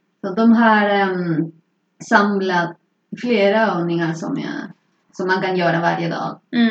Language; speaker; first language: Swedish; non-native, fluent; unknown